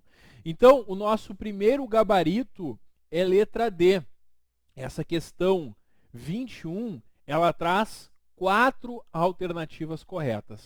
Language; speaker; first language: Portuguese; native; Portuguese